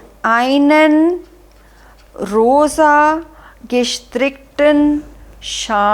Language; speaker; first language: German; non-native, fluent; Hindi